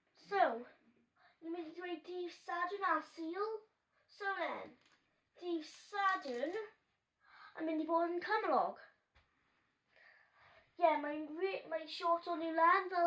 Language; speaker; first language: Welsh; non-native, local second language; English